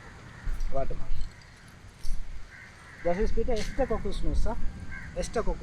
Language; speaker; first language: German; non-native, learner; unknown